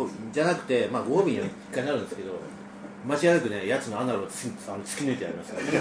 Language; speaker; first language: Japanese; native; Japanese